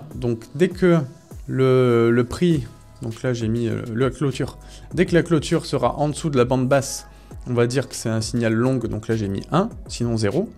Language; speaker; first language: French; native; French